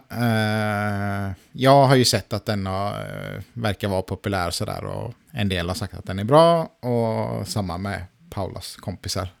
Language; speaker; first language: Swedish; native; Swedish